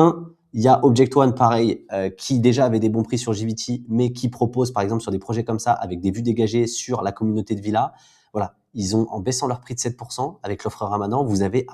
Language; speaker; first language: French; native; French